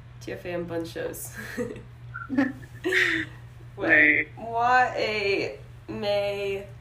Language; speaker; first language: French; non-native, learner; English